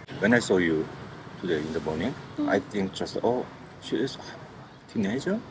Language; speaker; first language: English; non-native, learner; Korean